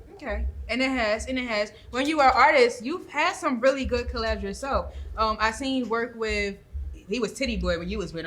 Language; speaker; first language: English; native; English